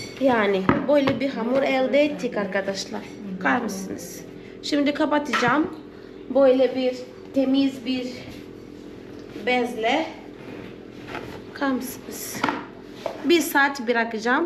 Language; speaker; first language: Turkish; non-native, fluent; Portuguese